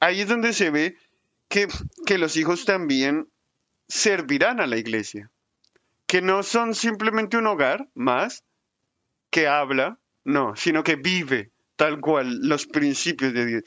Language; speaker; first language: Spanish; native; Spanish